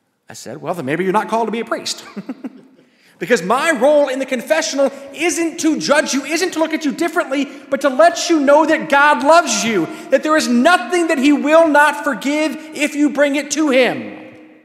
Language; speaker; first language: English; native; English